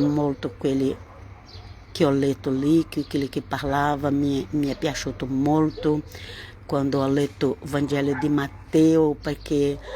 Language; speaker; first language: Italian; non-native, learner; Portuguese